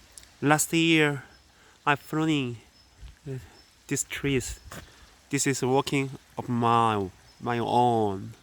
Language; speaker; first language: English; non-native, learner; Korean